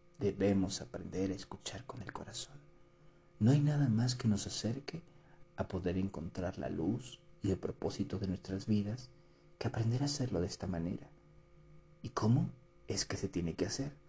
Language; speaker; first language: Spanish; native; Spanish